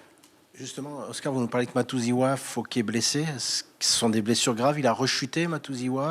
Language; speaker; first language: French; native; French